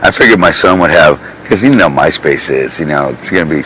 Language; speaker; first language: English; native; English